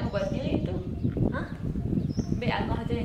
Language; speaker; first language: Korean; non-native, learner; Malay